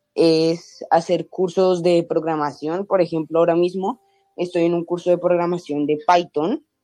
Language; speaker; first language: Spanish; native; Spanish